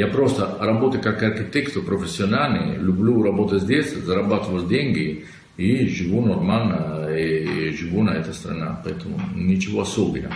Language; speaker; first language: Russian; non-native, learner; Italian